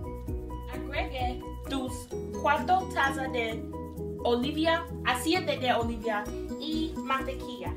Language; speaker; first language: Spanish; non-native, learner; English